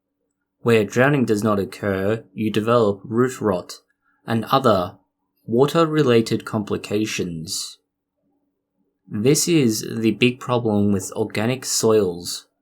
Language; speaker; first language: English; native; English